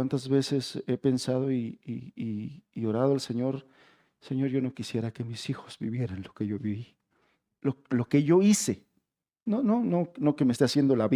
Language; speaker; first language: Spanish; native; Spanish